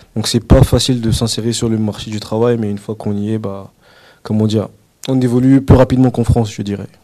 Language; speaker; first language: French; native; French